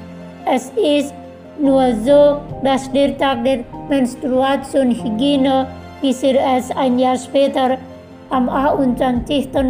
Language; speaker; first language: German; non-native, learner; Indonesian